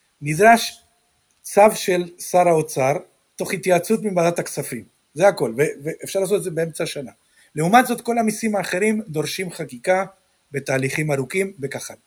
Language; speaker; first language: Hebrew; non-native, fluent; Spanish